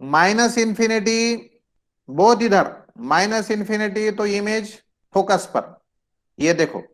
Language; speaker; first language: Hindi; non-native, local second language; Marathi